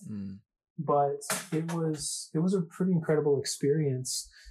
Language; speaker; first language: English; native; English